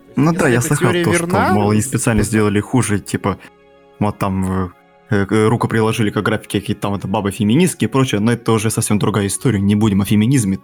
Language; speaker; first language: Russian; native; Russian